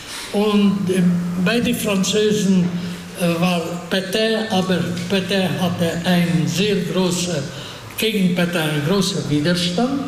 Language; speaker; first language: German; non-native, fluent; Hungarian